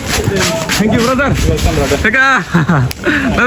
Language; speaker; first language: English; non-native, learner; Bangla